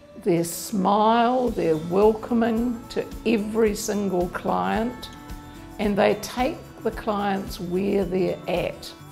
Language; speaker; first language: English; native; English